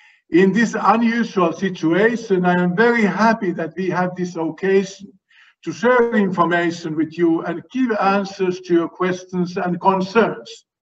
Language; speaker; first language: English; non-native, fluent; Finnish